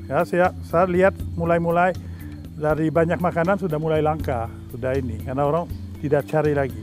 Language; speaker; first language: Indonesian; non-native, learner; French